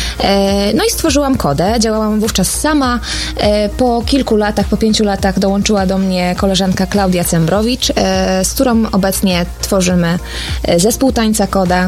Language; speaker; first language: Polish; native; Polish